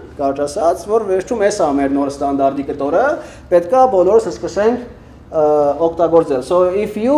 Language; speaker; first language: Armenian; early bilingual, heritage; Armenian